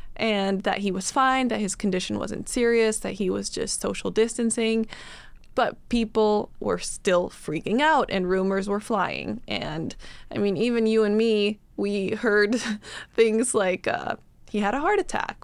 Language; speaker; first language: English; native; English